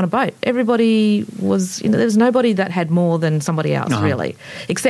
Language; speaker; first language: English; native; English